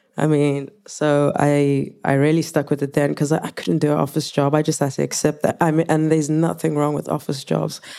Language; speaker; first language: English; non-native, local second language; Zulu